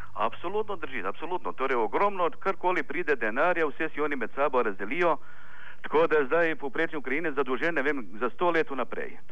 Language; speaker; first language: Slovenian; non-native, fluent; Ukrainian